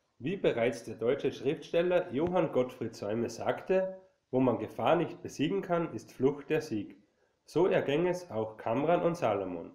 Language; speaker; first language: German; native; German